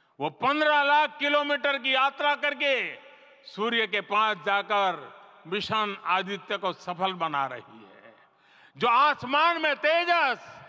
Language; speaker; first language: Hindi; non-native, local second language; Gujarati